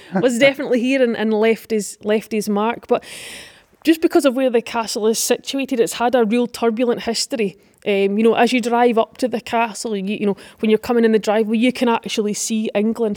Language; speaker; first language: English; native; English